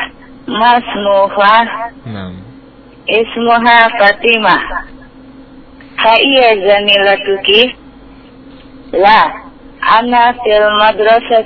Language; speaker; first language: Arabic; non-native, learner; Indonesian